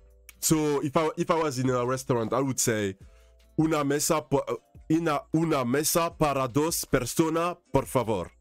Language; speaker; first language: Spanish; non-native, learner; English